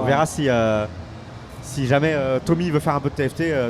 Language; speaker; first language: French; native; French